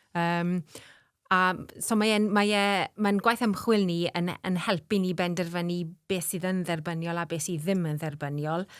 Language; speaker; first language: Welsh; native; Welsh